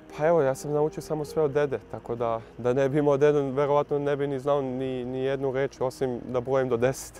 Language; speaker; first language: Serbian; early bilingual, heritage; Serbian